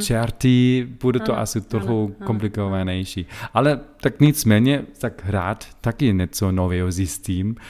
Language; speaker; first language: Czech; non-native, learner; German